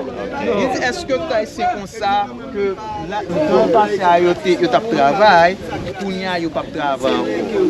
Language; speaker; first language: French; non-native, local second language; Haitian Creole